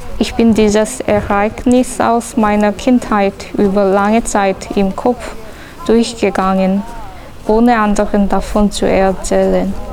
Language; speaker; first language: German; non-native, fluent; Korean